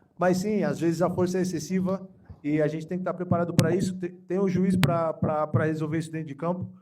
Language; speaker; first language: Portuguese; native; Portuguese